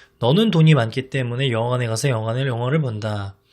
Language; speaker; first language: Korean; native; Korean